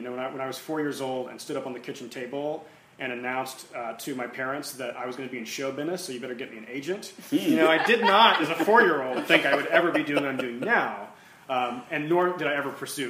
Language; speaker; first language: English; native; English